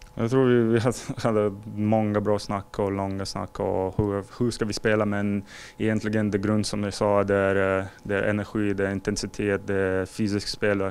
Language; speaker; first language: Swedish; non-native, fluent; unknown